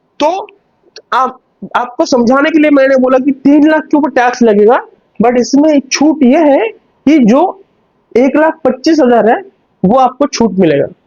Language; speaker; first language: Hindi; non-native, local second language; Bangla